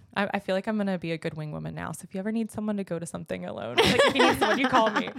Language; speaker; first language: English; native; English